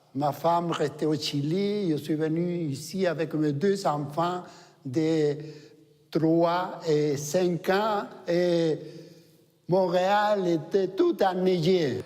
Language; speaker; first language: French; non-native, fluent; Spanish